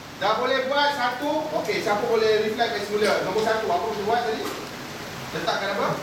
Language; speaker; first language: Malay; native; Malay